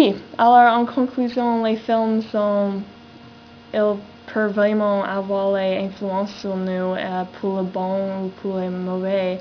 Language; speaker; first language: French; non-native, learner; English